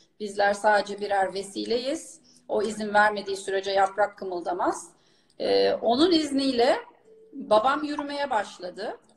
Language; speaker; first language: Turkish; native; Turkish